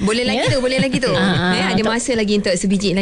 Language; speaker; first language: Malay; native; Malay